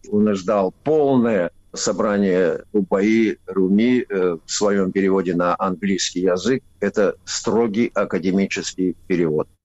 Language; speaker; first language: Russian; non-native, local second language; Avaric